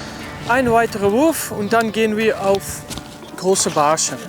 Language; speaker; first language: German; non-native, learner; Dutch